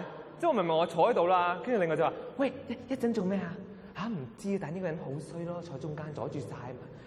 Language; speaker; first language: Chinese; non-native, local second language; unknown